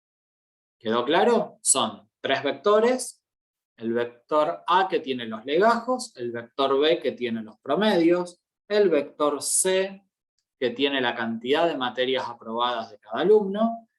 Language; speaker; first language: Spanish; native; Spanish